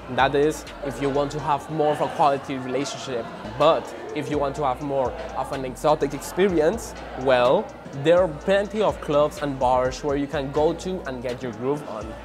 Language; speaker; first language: English; non-native, fluent; Spanish